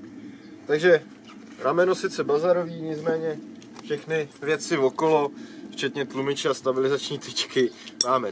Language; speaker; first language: Czech; native; Czech